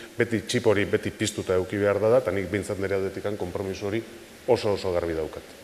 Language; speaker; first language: Basque; native; Basque